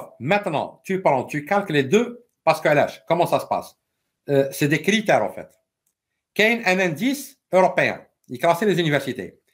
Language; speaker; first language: French; non-native, local second language; Arabic